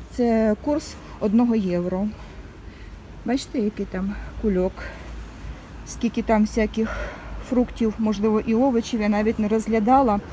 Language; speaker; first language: Ukrainian; non-native, local second language; Russian